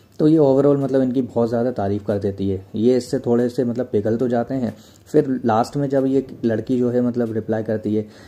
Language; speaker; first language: Hindi; native; Hindi